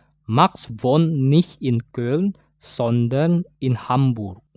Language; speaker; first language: German; non-native, fluent; Indonesian